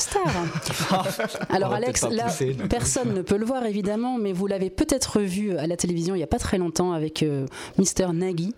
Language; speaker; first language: French; native; French